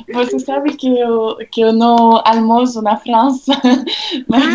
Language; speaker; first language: Portuguese; non-native, fluent; French